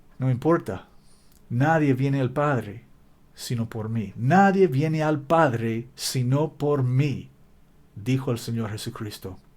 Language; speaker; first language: Spanish; non-native, fluent; English